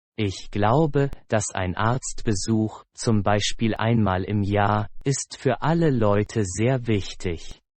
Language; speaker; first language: German; non-native, fluent; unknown